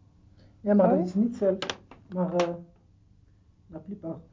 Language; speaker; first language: Dutch; non-native, learner; Arabic